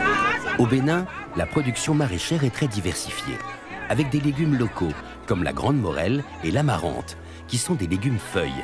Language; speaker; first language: French; native; French